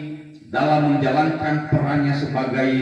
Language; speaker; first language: Indonesian; native; Indonesian